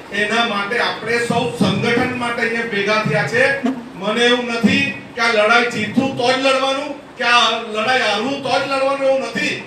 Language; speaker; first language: Gujarati; non-native, local second language; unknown